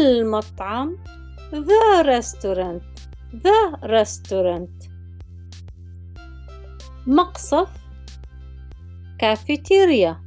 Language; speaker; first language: English; non-native, fluent; Arabic